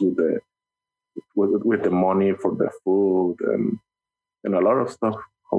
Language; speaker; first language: English; non-native, learner; Spanish